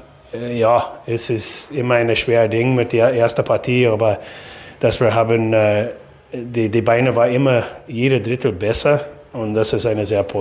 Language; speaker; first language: German; non-native, fluent; English